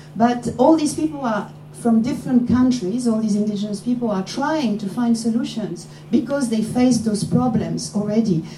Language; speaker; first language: English; non-native, fluent; Polish